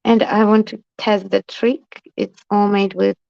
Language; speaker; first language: English; non-native, fluent; Polish